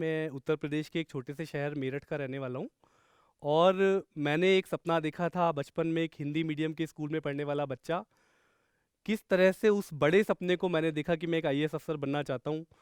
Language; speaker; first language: Hindi; native; Hindi